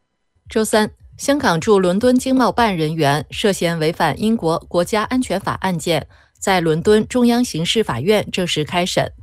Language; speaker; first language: Chinese; native; Chinese